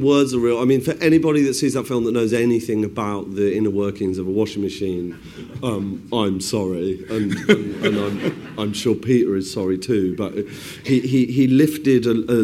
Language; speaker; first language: English; native; English